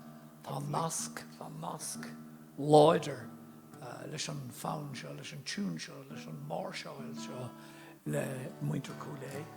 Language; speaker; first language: Irish; non-native, local second language; English